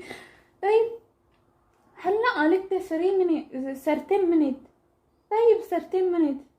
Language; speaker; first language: Arabic; non-native, learner; Oromo